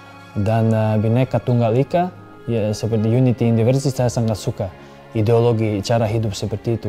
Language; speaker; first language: Indonesian; non-native, fluent; Serbian